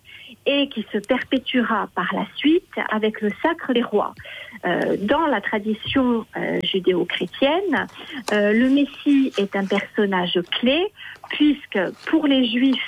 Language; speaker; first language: French; native; French